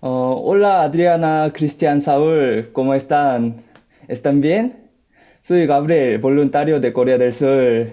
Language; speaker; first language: Spanish; non-native, learner; Korean